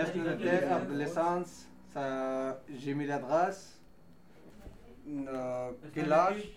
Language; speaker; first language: French; non-native, learner; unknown